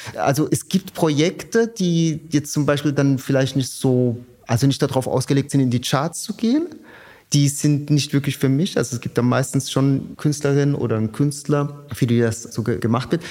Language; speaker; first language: German; native; German